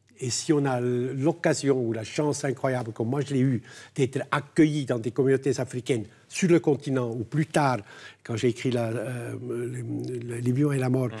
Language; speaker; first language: French; non-native, local second language; German